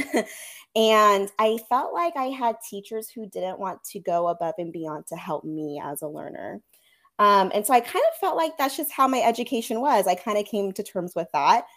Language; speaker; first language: English; native; English